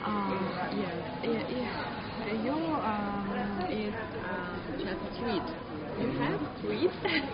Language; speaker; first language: English; non-native, learner; Russian